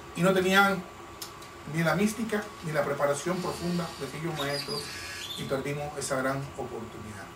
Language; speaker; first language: Spanish; native; Spanish